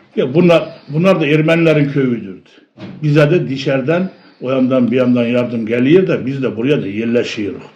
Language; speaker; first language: Turkish; early bilingual, heritage; Turkish